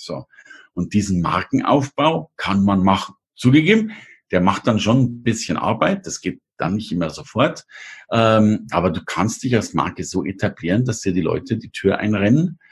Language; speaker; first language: German; native; German